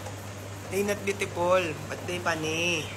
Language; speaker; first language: English; non-native, learner; Thai